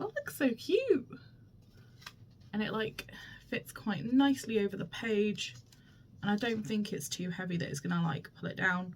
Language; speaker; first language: English; native; English